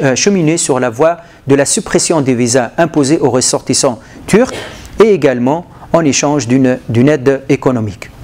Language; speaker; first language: French; non-native, local second language; Arabic